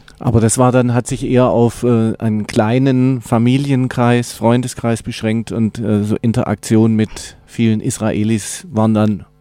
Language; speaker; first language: German; native; German